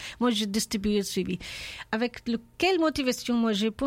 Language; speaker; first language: French; non-native, learner; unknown